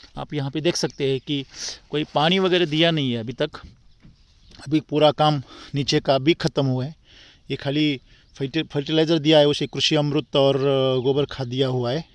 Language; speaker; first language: Hindi; non-native, local second language; Marathi